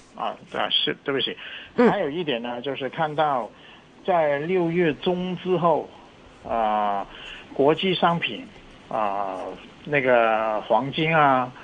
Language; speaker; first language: Chinese; non-native, local second language; Cantonese